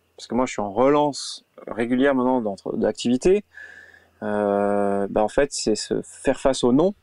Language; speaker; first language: French; native; French